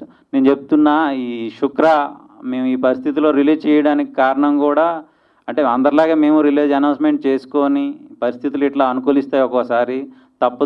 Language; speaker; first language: Telugu; native; Telugu